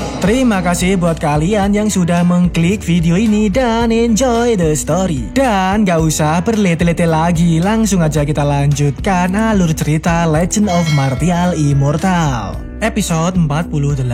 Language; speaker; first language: Indonesian; native; Indonesian